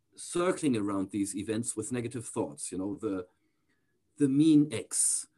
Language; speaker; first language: English; non-native, fluent; German